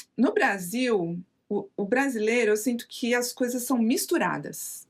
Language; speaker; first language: Portuguese; native; Portuguese